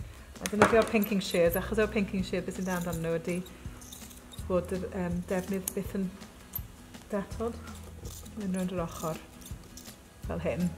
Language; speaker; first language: Welsh; native; Welsh